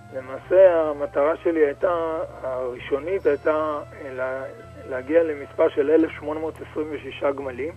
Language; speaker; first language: Hebrew; native; Hebrew